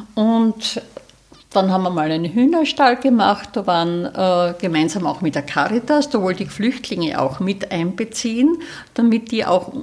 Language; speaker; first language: German; native; German